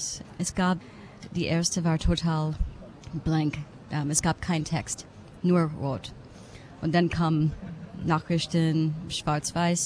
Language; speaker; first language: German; non-native, fluent; English